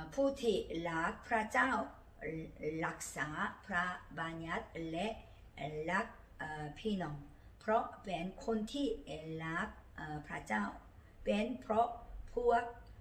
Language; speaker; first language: Thai; non-native, learner; Korean